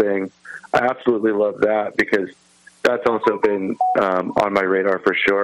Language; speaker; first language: English; native; English